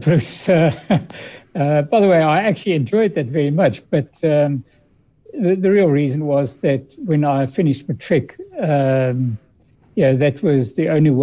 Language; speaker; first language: English; early bilingual, other home language; Dutch